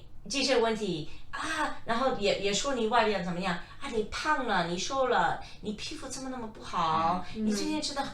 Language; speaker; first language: Chinese; non-native, fluent; English